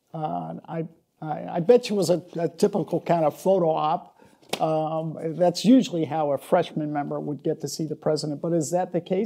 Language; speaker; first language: English; native; English